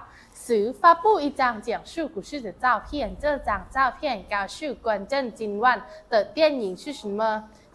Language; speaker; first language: Chinese; non-native, learner; Thai